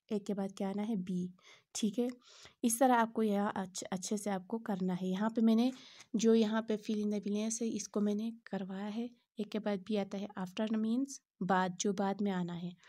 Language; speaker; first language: Hindi; non-native, local second language; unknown